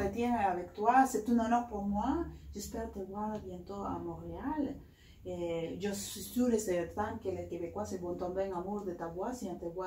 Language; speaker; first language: French; non-native, fluent; Spanish